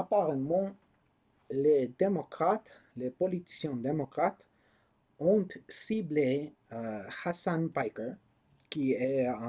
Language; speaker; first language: French; non-native, learner; English